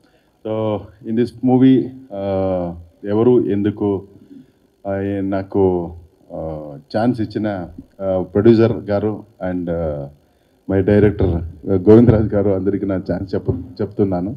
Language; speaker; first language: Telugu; non-native, learner; Kannada